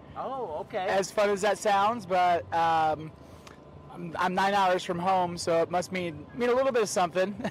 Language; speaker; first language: English; native; English